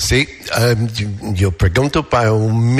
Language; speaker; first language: Spanish; non-native, learner; English